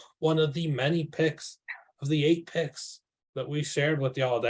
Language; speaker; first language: English; native; English